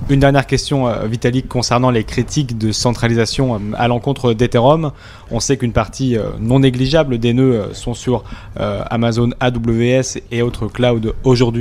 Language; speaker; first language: French; native; French